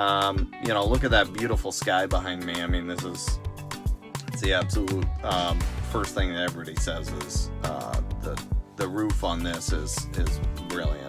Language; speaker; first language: English; native; English